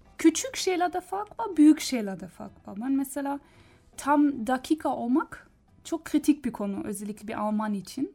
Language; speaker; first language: Turkish; non-native, learner; German